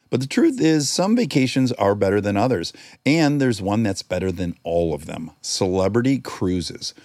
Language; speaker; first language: English; native; English